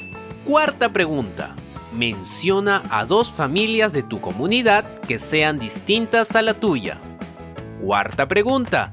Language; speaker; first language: Spanish; native; Spanish